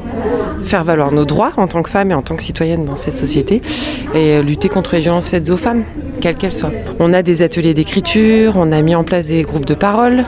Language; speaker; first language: French; native; French